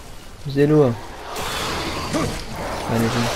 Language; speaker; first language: Arabic; native; Arabic